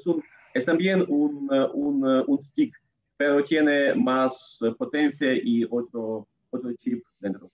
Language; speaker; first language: Spanish; non-native, fluent; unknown